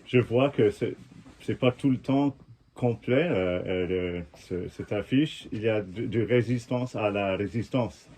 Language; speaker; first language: French; non-native, fluent; English